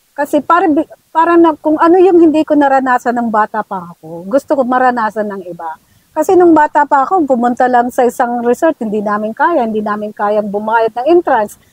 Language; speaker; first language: Filipino; non-native, local second language; Bikol